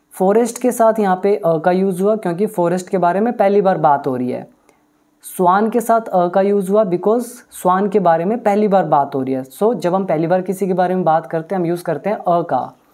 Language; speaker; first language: Hindi; native; Hindi